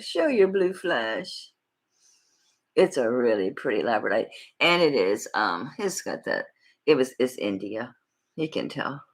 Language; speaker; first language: English; native; English